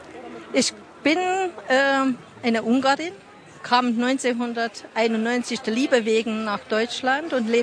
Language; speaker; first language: German; non-native, fluent; Hungarian